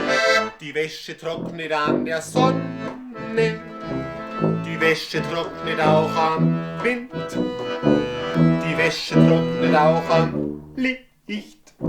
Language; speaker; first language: German; native; German